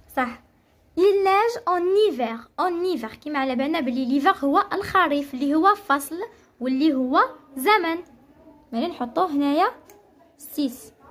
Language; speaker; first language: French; non-native, local second language; Arabic